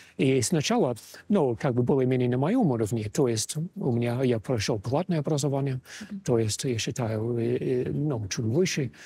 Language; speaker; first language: Russian; non-native, fluent; English